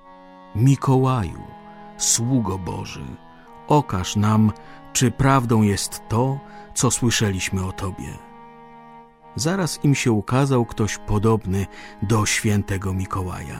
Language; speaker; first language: Polish; native; Polish